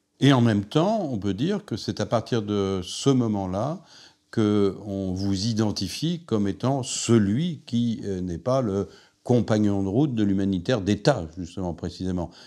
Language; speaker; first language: French; native; French